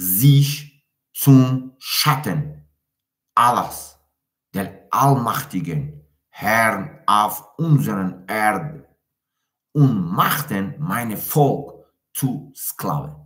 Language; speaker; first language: German; non-native, learner; Tajik